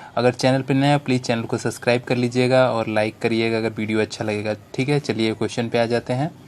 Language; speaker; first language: Hindi; native; Hindi